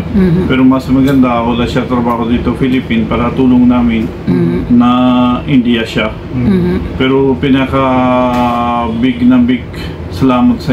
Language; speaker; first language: Filipino; non-native, learner; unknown